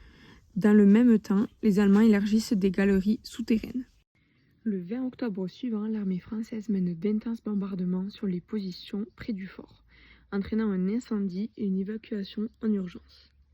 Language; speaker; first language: French; native; French